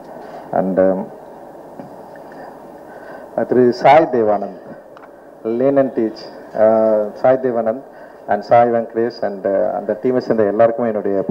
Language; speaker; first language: Tamil; native; Tamil